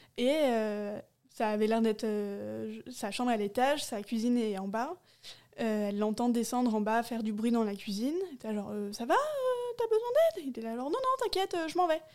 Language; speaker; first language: French; native; French